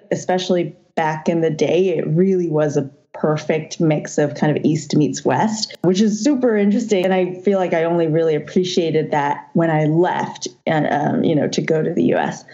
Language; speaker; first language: English; non-native, local second language; Cantonese